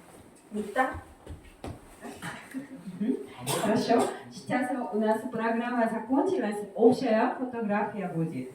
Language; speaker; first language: Russian; non-native, fluent; Korean